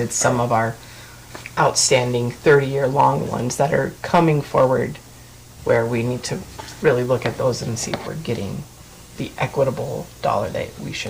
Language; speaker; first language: English; native; English